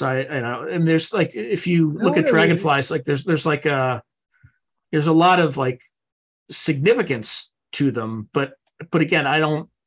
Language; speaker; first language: English; native; English